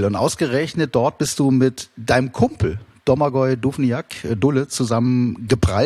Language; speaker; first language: German; native; German